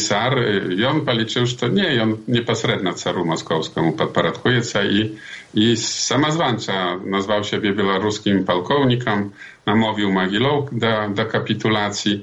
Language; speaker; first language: Polish; non-native, local second language; Belarusian